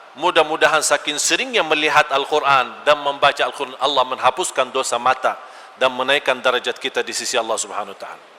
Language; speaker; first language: Malay; non-native, fluent; Arabic